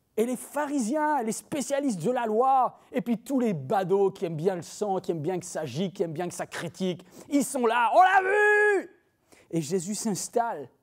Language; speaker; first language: French; native; French